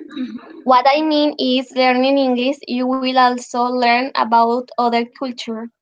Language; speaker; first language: English; non-native, learner; Spanish